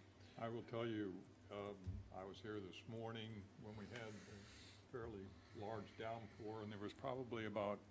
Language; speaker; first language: English; native; English